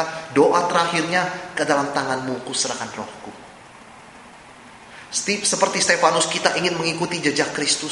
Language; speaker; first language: Indonesian; native; Indonesian